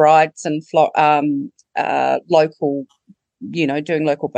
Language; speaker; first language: English; native; English